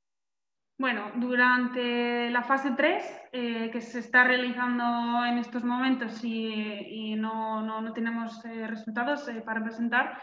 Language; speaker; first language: Spanish; native; Spanish